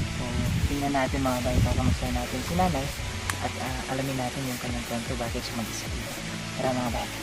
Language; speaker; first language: Filipino; non-native, local second language; Cebuano